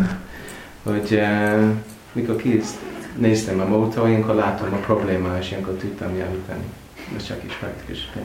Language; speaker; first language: Hungarian; non-native, fluent; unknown